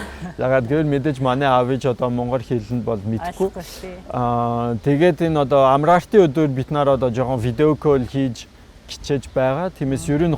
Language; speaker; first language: Mongolian; non-native, fluent; French